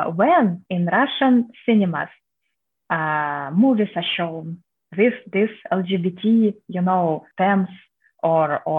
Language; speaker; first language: English; non-native, fluent; Russian